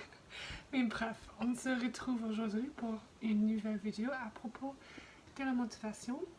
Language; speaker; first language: French; non-native, fluent; English